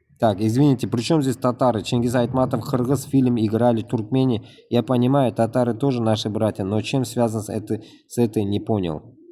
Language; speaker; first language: Russian; non-native, local second language; Tatar